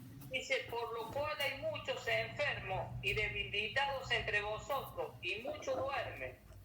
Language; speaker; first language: Spanish; native; Spanish